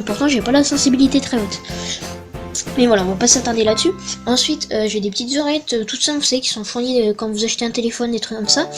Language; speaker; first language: French; native; French